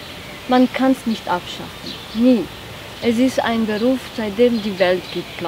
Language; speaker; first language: German; non-native, fluent; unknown